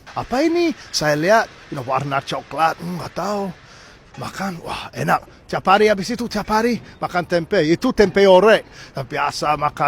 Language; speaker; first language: Indonesian; non-native, fluent; English